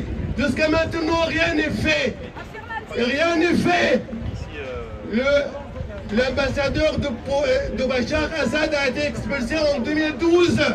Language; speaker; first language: French; non-native, fluent; Arabic